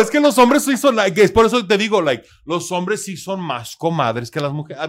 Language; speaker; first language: Spanish; early bilingual, heritage; Spanish